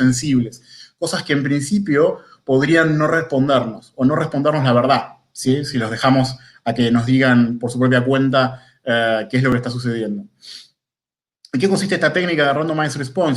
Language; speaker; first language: Spanish; native; Spanish